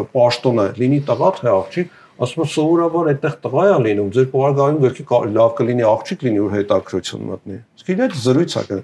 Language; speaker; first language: Armenian; native; Armenian